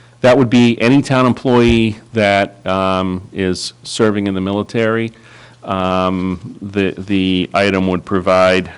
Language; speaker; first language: English; native; English